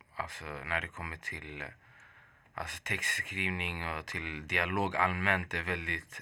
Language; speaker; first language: Swedish; early bilingual, other home language; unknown